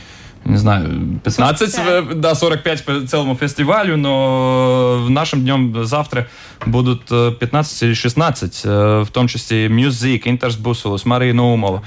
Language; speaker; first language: Russian; non-native, local second language; Latvian